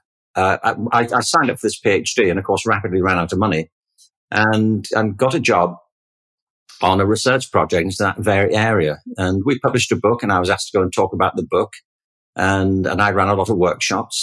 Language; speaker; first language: English; native; English